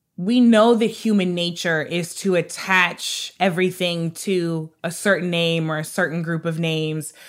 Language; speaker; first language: English; native; English